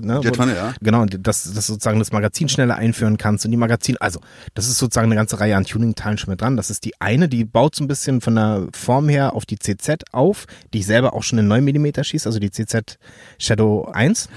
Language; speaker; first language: German; native; German